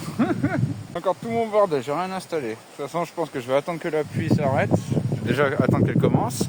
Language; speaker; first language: French; native; French